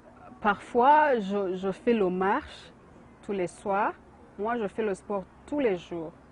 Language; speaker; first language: French; non-native, learner; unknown